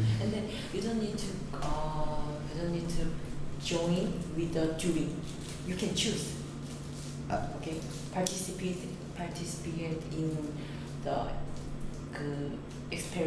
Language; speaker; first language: English; non-native, learner; Korean